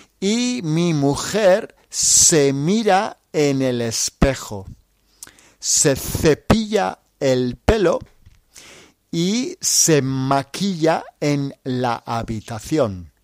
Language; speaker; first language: Spanish; non-native, fluent; English